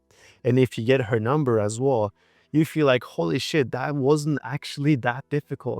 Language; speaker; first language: English; native; English